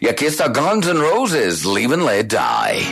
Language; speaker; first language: Spanish; native; Spanish